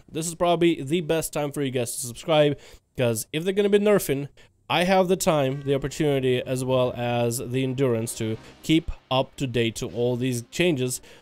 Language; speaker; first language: English; native; English